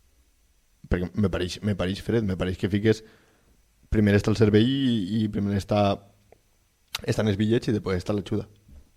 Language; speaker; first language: Catalan; native; Catalan